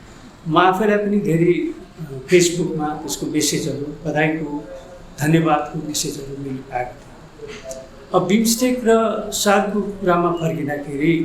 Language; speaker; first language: Nepali; native; Nepali